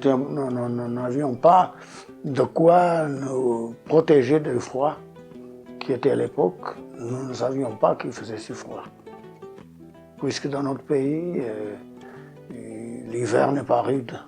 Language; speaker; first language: French; non-native, fluent; Portuguese